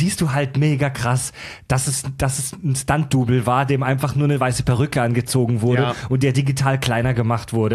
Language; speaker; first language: German; native; German